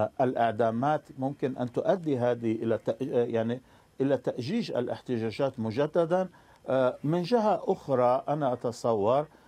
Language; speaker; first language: Arabic; non-native, fluent; Persian